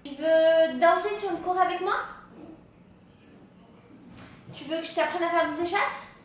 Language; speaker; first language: French; native; French